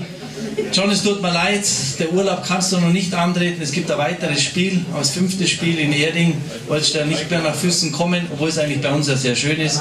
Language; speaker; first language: German; native; German